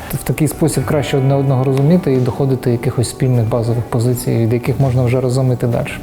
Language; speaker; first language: Ukrainian; non-native, local second language; Russian